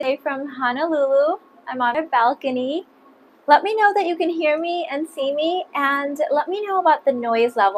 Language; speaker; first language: English; early bilingual, other home language; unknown